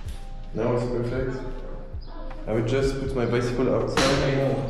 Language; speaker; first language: English; non-native, learner; French